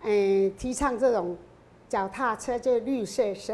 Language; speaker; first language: Chinese; non-native, local second language; Min Nan Chinese